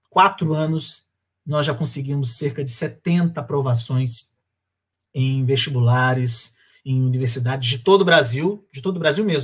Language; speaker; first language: Portuguese; native; Portuguese